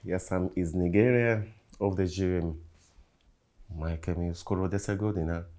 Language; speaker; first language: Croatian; non-native, learner; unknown